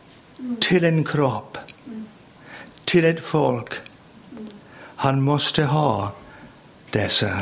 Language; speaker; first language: Swedish; non-native, fluent; English